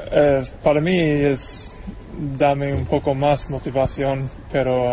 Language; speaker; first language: Spanish; non-native, fluent; English